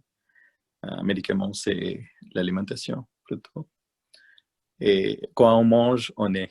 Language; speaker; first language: French; non-native, learner; Malayalam